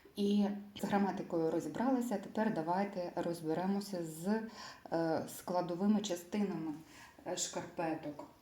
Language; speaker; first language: Ukrainian; non-native, local second language; Russian